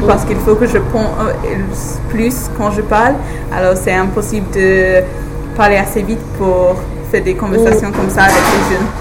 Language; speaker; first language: French; non-native, learner; English